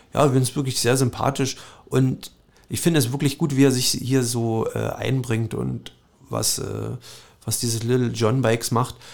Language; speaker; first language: German; native; German